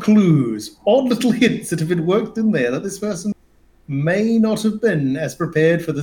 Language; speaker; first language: English; native; English